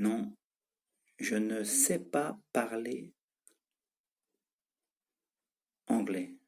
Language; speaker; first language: French; non-native, fluent; Tibetan